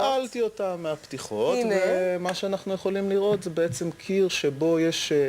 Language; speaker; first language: Hebrew; native; Hebrew